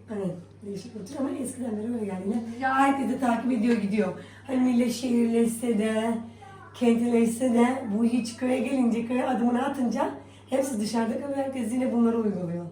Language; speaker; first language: Turkish; native; Turkish